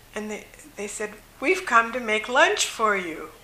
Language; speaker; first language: English; native; English